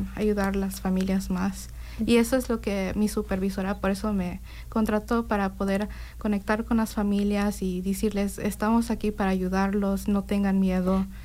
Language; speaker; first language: Spanish; early bilingual, heritage; Spanish